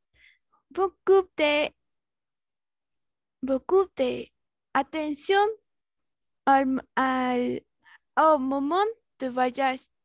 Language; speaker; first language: French; non-native, learner; Spanish